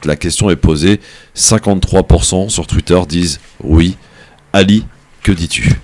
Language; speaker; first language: French; native; French